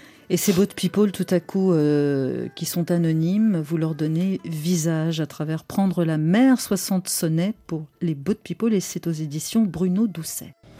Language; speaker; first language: French; native; French